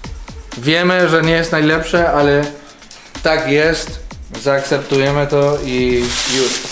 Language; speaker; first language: Polish; non-native, learner; Spanish